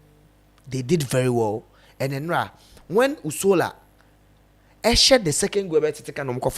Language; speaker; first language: English; non-native, local second language; Akan